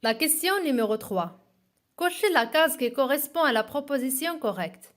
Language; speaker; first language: French; non-native, local second language; Arabic